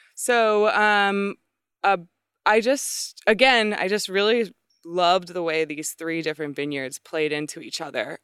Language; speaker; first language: English; native; English